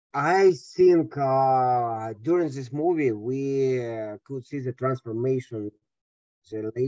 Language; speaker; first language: English; non-native, learner; Russian